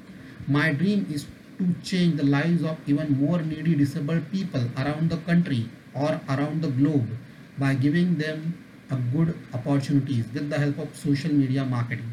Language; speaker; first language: English; non-native, local second language; Marathi